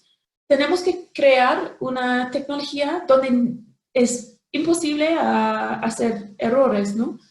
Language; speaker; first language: Spanish; non-native, fluent; English